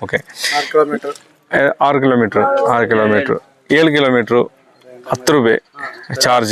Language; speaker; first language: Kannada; non-native, learner; Malayalam